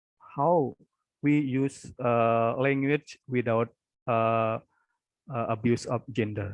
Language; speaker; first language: English; non-native, local second language; Indonesian